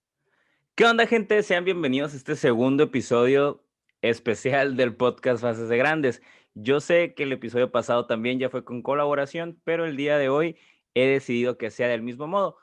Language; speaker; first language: Spanish; native; Spanish